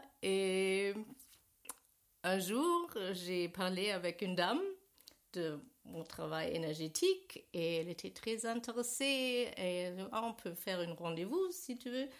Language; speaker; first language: French; non-native, learner; German